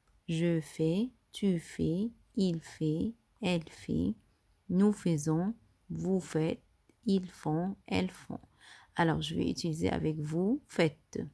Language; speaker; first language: French; non-native, fluent; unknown